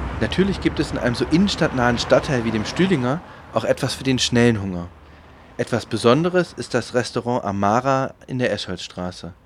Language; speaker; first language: German; native; German